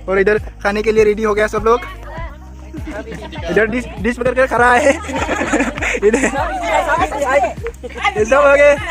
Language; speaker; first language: Hindi; non-native, local second language; Bodo